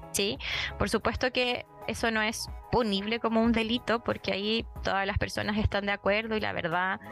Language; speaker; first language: Spanish; native; Spanish